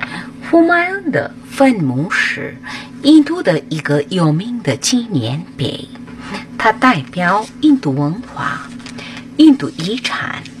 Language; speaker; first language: Chinese; non-native, fluent; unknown